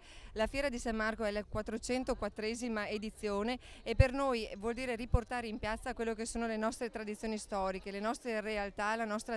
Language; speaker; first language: Italian; native; Italian